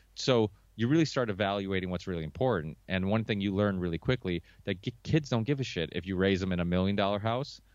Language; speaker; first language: English; early bilingual, other home language; Portuguese